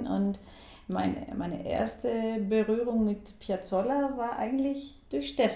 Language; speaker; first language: German; non-native, fluent; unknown